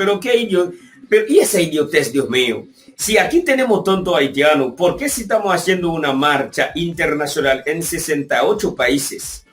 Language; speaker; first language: Spanish; non-native, fluent; Haitian Creole